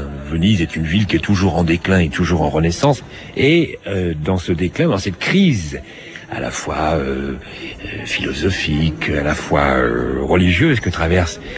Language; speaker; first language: French; native; French